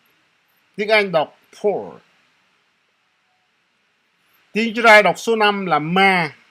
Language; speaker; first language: Vietnamese; non-native, local second language; Jarai